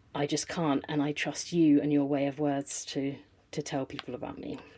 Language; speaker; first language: English; native; English